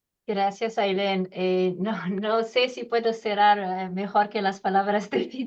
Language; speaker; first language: Spanish; non-native, learner; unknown